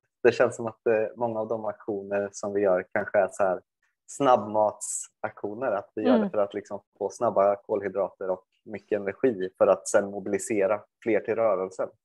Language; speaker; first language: Swedish; native; Swedish